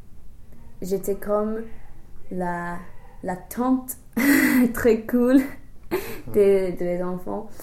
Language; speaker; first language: French; non-native, fluent; English